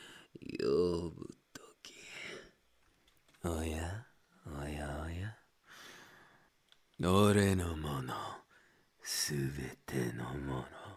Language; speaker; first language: Japanese; non-native, learner; Spanish